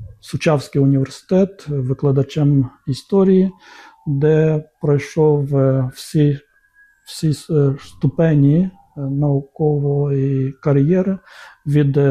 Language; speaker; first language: Ukrainian; non-native, local second language; Romanian